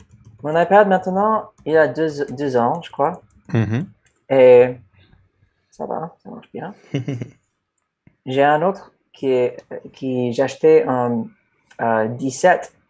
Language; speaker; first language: French; non-native, fluent; English